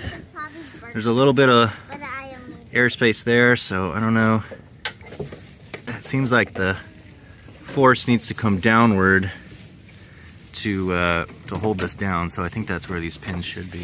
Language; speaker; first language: English; native; English